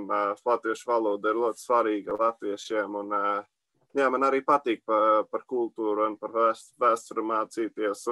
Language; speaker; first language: Latvian; early bilingual, heritage; Latvian